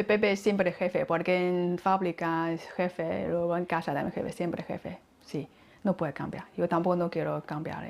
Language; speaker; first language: Spanish; non-native, learner; Chinese